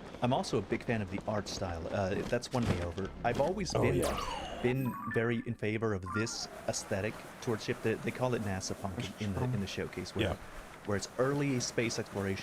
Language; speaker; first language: English; native; English